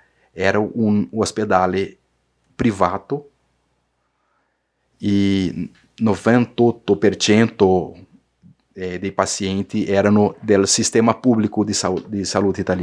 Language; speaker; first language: Italian; non-native, learner; Portuguese